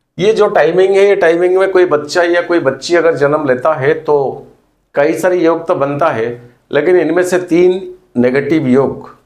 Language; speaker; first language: Hindi; non-native, local second language; Odia